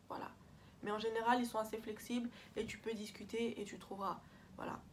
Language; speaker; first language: French; early bilingual, other home language; Portuguese